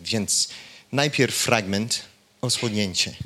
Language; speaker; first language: Polish; non-native, fluent; English